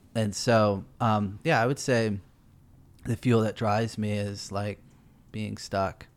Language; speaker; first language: English; native; English